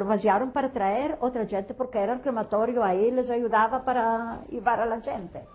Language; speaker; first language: Spanish; early bilingual, heritage; Ladino